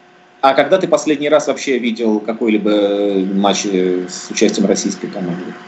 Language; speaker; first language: Russian; native; Russian